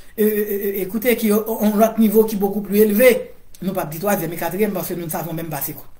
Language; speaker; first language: French; non-native, local second language; Haitian Creole